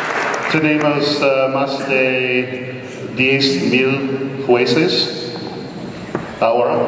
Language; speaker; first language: Spanish; non-native, learner; English